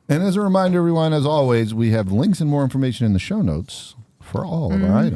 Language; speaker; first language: English; native; English